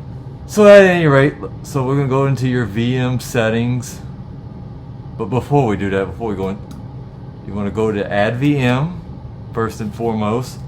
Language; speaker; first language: English; native; English